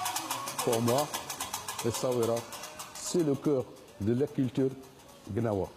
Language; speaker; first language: French; non-native, learner; Arabic